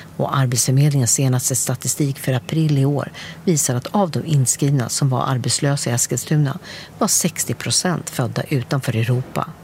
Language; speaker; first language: Swedish; native; Swedish